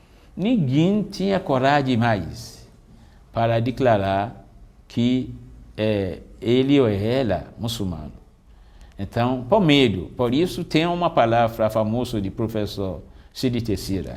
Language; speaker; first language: Portuguese; non-native, fluent; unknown